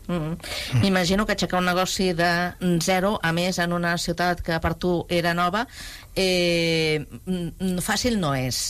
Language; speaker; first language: Catalan; native; Catalan